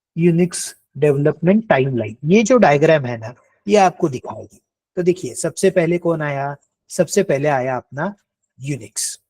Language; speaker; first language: Hindi; non-native, local second language; Marathi